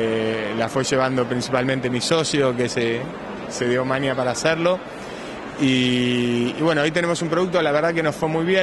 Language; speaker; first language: Spanish; native; Spanish